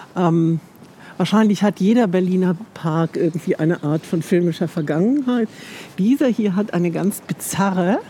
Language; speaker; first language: German; native; German